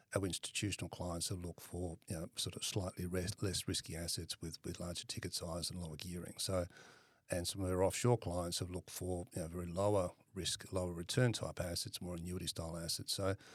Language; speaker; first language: English; native; English